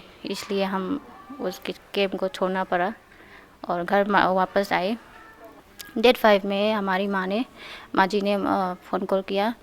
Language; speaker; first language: Hindi; non-native, local second language; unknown